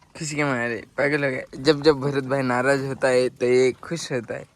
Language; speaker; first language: Hindi; non-native, local second language; Marathi